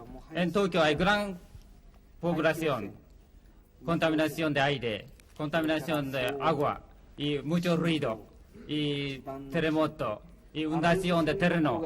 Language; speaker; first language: Spanish; non-native, learner; Japanese